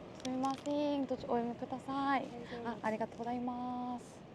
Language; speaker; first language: Japanese; non-native, learner; Korean